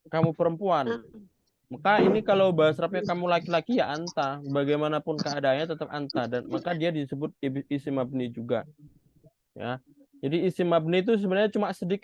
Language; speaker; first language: Indonesian; native; Indonesian